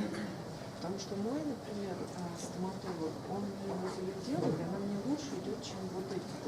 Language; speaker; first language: Russian; native; Russian